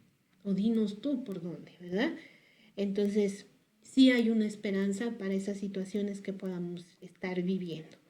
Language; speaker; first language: Spanish; native; Spanish